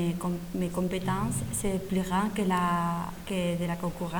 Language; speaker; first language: French; non-native, learner; Spanish